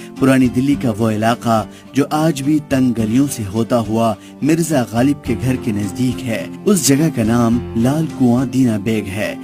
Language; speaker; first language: Urdu; native; Urdu